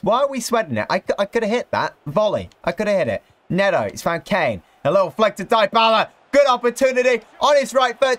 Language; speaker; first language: English; native; English